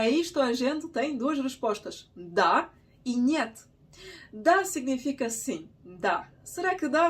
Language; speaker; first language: Portuguese; non-native, fluent; Russian